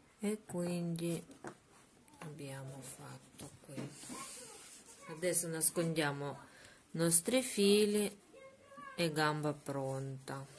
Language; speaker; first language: Italian; non-native, learner; Russian